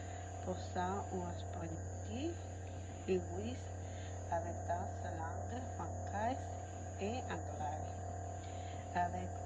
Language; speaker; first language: French; non-native, learner; Spanish